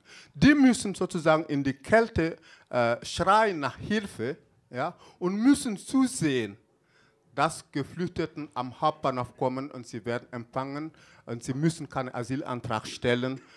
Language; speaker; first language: German; non-native, fluent; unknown